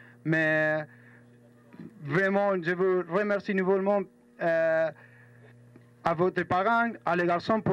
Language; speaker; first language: French; non-native, fluent; Spanish